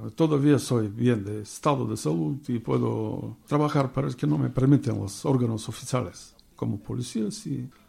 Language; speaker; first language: Spanish; non-native, learner; Bulgarian